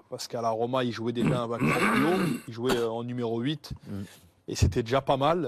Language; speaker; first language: French; native; French